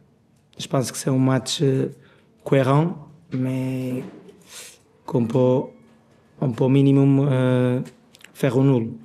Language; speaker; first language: French; non-native, learner; Portuguese